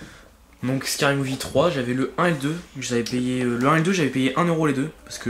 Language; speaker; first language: French; native; French